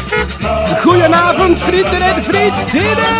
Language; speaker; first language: Dutch; native; Dutch